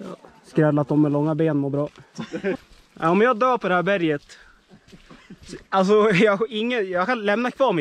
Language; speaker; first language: Swedish; native; Swedish